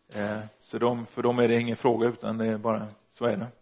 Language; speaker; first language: Swedish; early bilingual, other home language; Dutch